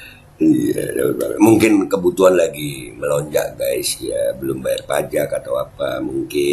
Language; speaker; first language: Indonesian; native; Indonesian